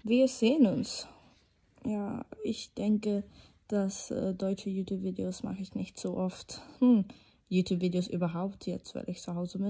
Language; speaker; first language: German; non-native, learner; Swedish